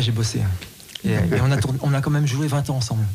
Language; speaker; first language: French; native; French